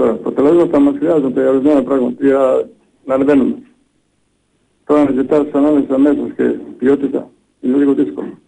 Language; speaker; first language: Greek; non-native, fluent; Bosnian